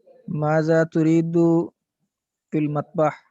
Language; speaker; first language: Arabic; non-native, learner; Urdu